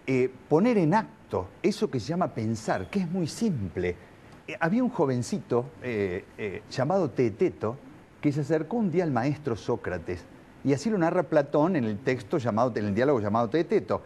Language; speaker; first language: Spanish; native; Spanish